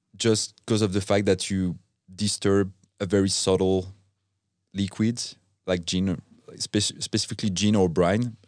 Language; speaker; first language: English; non-native, fluent; French